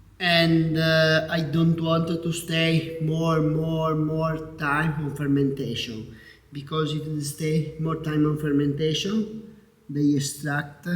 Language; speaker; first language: English; non-native, learner; Italian